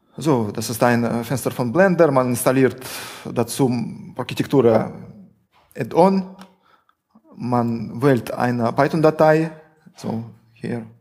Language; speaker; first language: German; non-native, fluent; Russian